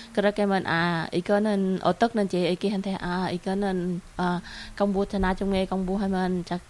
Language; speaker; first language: Korean; non-native, fluent; Vietnamese